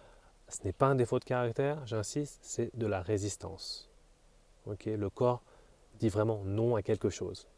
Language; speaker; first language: French; native; French